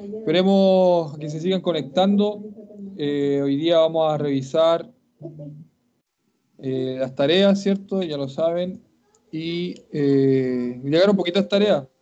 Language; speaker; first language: Spanish; native; Spanish